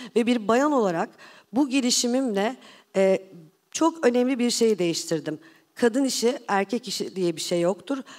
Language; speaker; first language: Turkish; native; Turkish